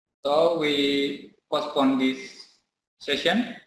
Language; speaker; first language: English; non-native, learner; Indonesian